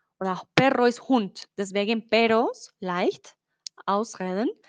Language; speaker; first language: German; non-native, learner; Spanish